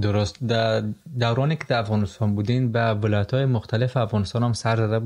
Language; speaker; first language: Persian; native; Persian